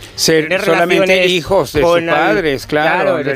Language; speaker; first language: Spanish; native; Spanish